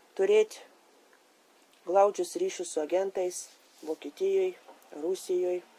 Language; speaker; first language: Lithuanian; early bilingual, other home language; Russian